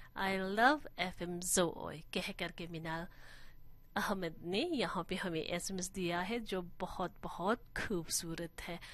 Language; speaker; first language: Hindi; non-native, local second language; Mizo